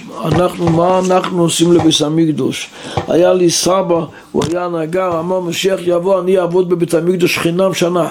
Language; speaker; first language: Hebrew; non-native, local second language; Yiddish